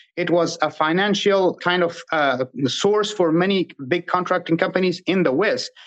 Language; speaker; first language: English; non-native, fluent; Pashto